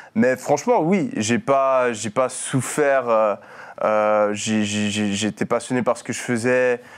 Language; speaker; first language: French; native; French